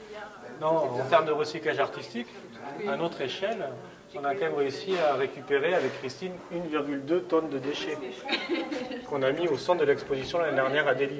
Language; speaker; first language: French; native; French